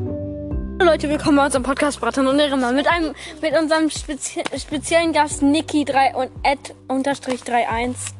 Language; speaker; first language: German; native; German